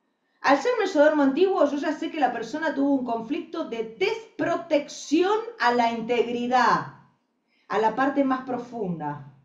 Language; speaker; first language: Spanish; native; Spanish